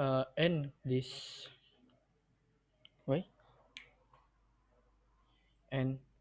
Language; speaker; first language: English; non-native, learner; Indonesian